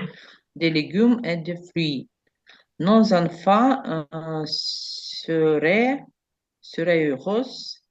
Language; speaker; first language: French; non-native, learner; Ukrainian